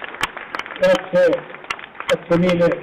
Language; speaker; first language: Italian; non-native, learner; Spanish